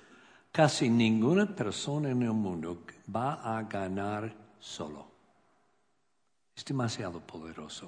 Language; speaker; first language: Spanish; non-native, learner; English